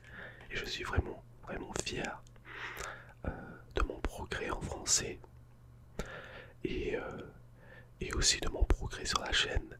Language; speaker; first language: French; non-native, fluent; English